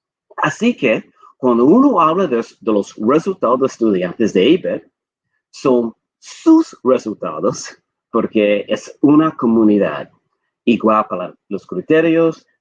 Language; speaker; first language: Spanish; non-native, fluent; English